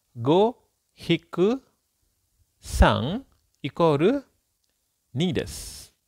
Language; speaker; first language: Indonesian; native; Indonesian